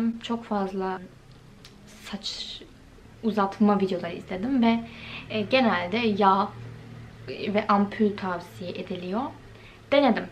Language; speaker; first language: Turkish; native; Turkish